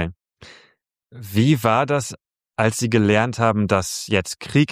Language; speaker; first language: German; native; German